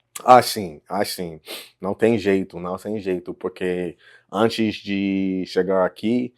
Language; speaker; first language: Portuguese; non-native, fluent; English